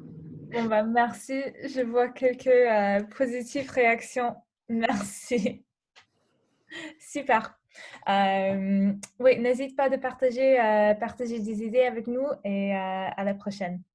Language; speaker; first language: French; non-native, learner; English